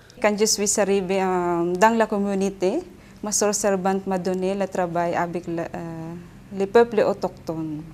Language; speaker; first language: French; non-native, learner; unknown